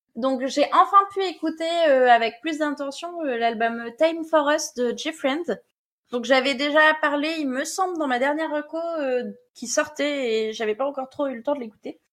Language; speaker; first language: French; native; French